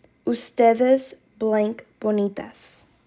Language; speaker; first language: Spanish; non-native, fluent; English